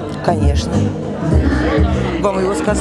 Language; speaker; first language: Russian; native; Russian